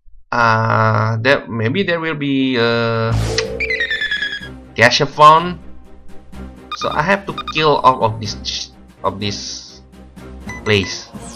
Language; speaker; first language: English; non-native, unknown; Indonesian